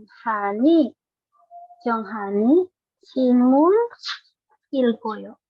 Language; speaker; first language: Korean; non-native, learner; Indonesian